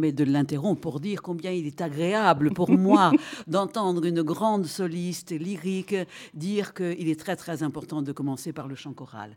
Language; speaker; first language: French; native; French